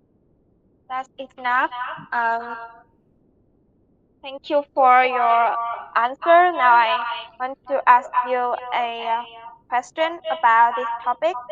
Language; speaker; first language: English; non-native, learner; Vietnamese